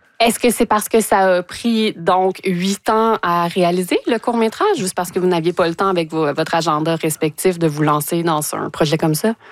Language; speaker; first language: French; native; French